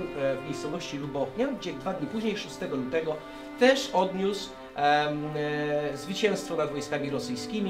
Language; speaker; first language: Polish; native; Polish